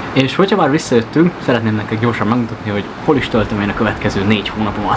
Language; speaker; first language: Hungarian; native; Hungarian